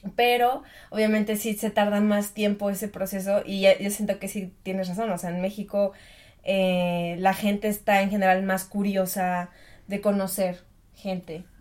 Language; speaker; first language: Spanish; native; Spanish